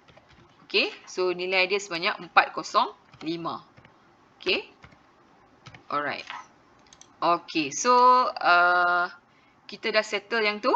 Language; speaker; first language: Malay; native; Malay